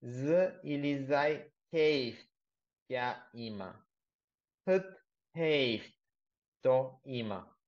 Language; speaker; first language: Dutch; non-native, fluent; Bulgarian